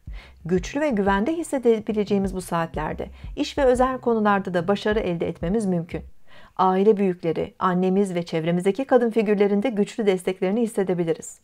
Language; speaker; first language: Turkish; native; Turkish